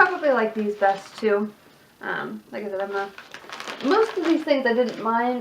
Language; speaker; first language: English; native; English